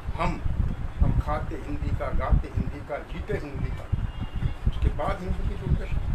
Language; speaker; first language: Hindi; native; Hindi